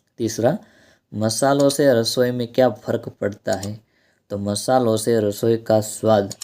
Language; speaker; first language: Hindi; non-native, local second language; Gujarati